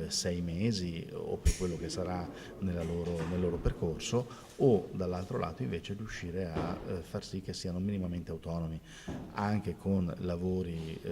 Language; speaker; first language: Italian; native; Italian